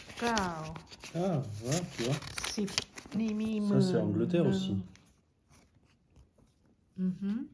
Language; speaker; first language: French; non-native, learner; Thai